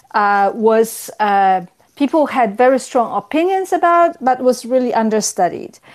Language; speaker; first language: English; non-native, fluent; Polish